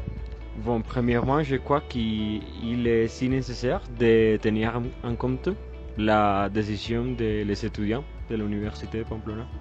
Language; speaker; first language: French; non-native, learner; Spanish